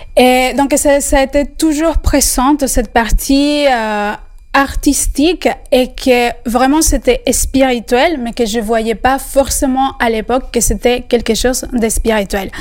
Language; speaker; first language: French; non-native, fluent; Spanish